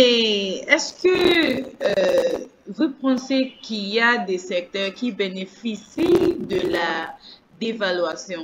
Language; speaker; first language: French; non-native, fluent; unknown